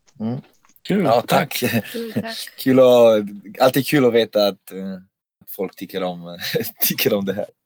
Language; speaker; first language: Swedish; non-native, fluent; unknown